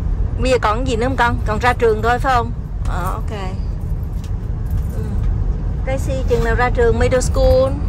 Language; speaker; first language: Vietnamese; native; Vietnamese